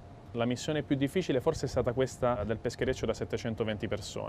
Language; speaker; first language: Italian; native; Italian